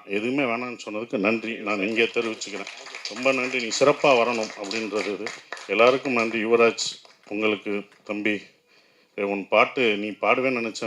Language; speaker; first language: Tamil; native; Tamil